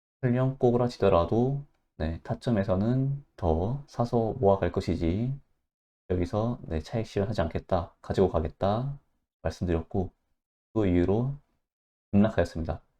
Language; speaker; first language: Korean; native; Korean